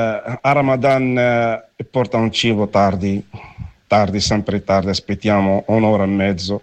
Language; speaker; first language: Italian; non-native, learner; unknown